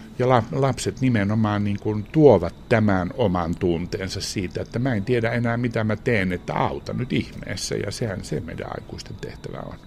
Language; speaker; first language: Finnish; native; Finnish